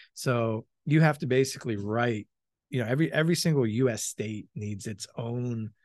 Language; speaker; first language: English; native; English